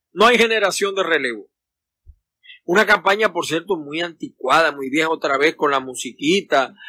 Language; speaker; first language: Spanish; native; Spanish